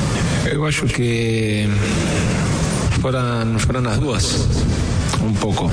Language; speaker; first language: Portuguese; non-native, fluent; Spanish